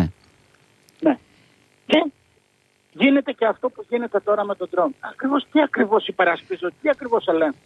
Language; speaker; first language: Greek; native; Greek